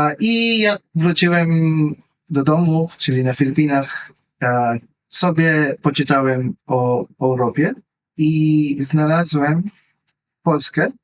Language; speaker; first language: Polish; non-native, learner; Filipino